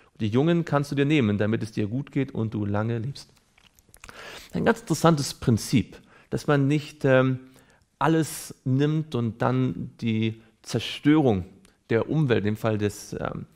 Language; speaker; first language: German; native; German